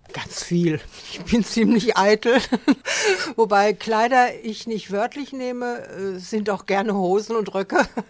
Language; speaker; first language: German; native; German